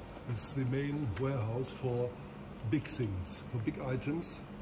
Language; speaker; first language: English; non-native, learner; German